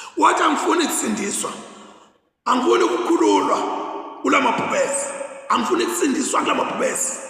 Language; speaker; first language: Zulu; non-native, local second language; Swati